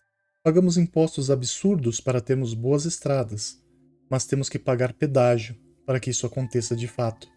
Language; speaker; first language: Portuguese; native; Portuguese